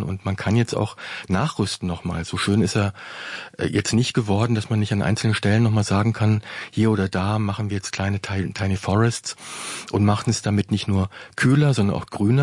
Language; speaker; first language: German; native; German